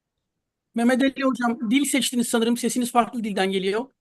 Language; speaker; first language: Turkish; native; Turkish